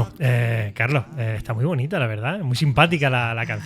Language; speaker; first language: Spanish; native; Spanish